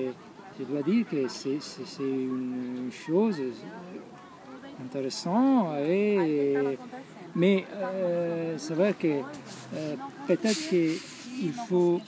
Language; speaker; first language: French; non-native, fluent; Italian